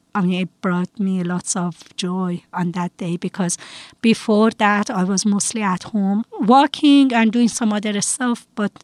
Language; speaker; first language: English; non-native, fluent; Persian